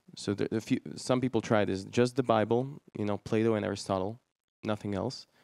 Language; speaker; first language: English; non-native, fluent; Slovak